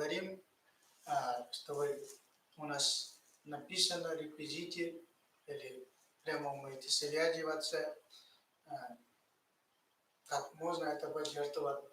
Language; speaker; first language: Russian; non-native, fluent; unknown